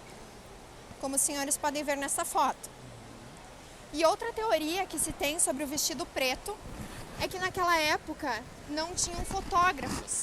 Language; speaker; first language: Portuguese; native; Portuguese